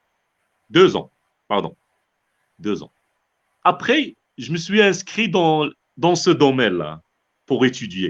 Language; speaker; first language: French; non-native, local second language; Arabic